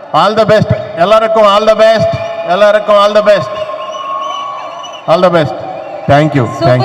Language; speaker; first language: Tamil; non-native, learner; Telugu